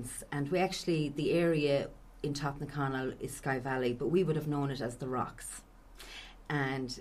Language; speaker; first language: English; native; English